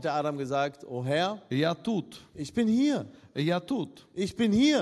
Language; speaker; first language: German; non-native, fluent; Russian